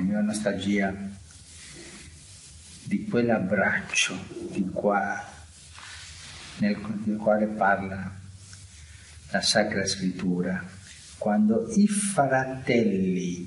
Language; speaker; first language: Italian; non-native, fluent; Spanish